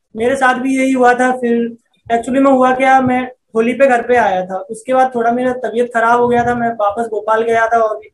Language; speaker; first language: Hindi; native; Hindi